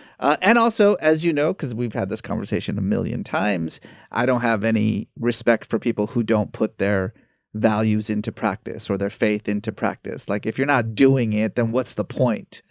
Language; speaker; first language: English; early bilingual, other home language; Persian